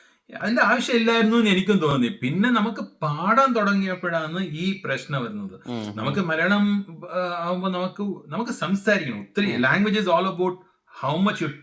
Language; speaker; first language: Malayalam; early bilingual, heritage; Malayalam